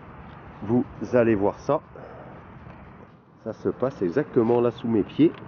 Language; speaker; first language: French; native; French